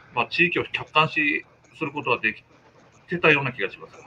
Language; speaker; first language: Japanese; native; Japanese